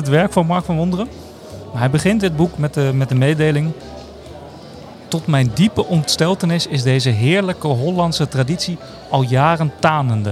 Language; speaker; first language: Dutch; native; Dutch